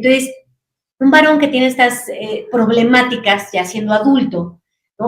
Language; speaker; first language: Spanish; native; Spanish